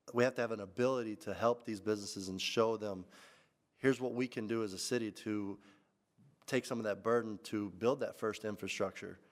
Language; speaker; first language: English; native; English